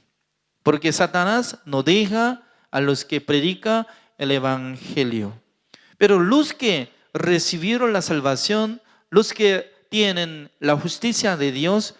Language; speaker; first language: Spanish; non-native, fluent; Korean